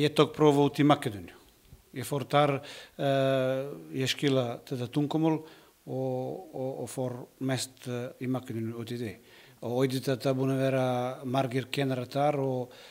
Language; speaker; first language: Icelandic; non-native, learner; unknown